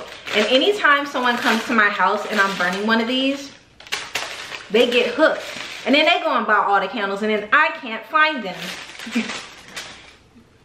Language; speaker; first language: English; native; English